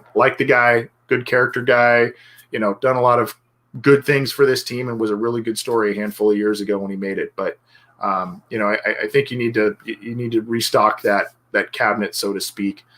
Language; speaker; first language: English; native; English